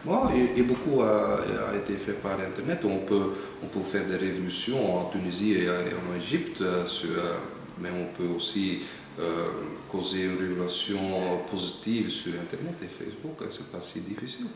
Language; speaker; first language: French; non-native, local second language; Dutch